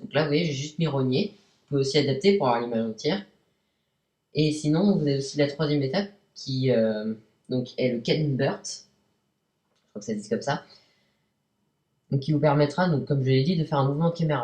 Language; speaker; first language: French; native; French